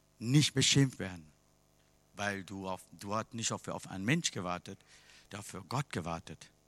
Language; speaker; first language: German; non-native, learner; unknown